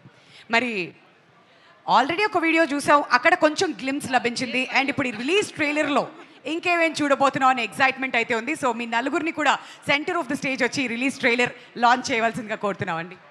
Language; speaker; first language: Telugu; native; Telugu